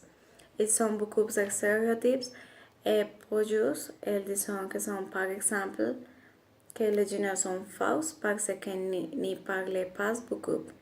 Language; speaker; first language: French; non-native, learner; Spanish